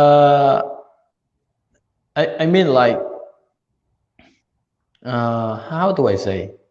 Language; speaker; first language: English; non-native, learner; Khmer